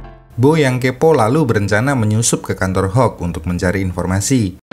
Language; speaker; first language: Indonesian; native; Indonesian